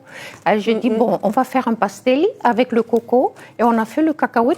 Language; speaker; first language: French; non-native, fluent; Greek